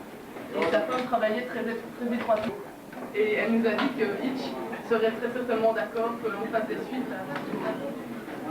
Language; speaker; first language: French; native; French